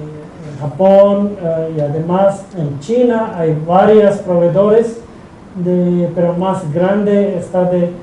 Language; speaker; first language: Spanish; non-native, fluent; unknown